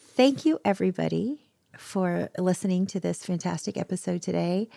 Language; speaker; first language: English; native; English